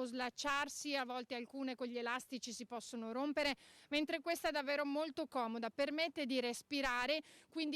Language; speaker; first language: Italian; native; Italian